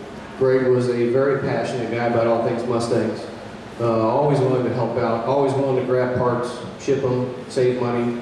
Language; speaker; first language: English; native; English